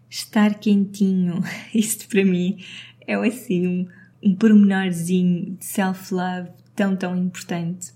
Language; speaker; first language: Portuguese; native; Portuguese